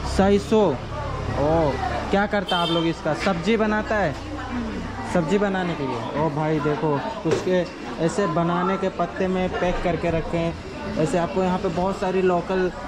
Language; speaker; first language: Hindi; native; Hindi